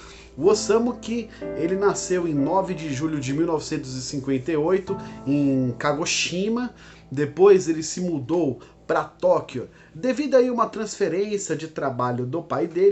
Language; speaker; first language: Portuguese; native; Portuguese